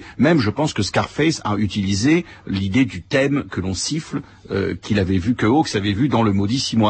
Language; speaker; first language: French; native; French